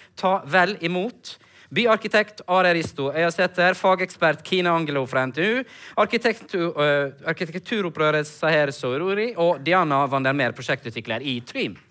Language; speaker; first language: Norwegian; native; Norwegian